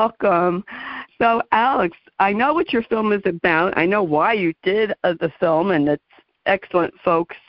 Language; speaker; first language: English; native; English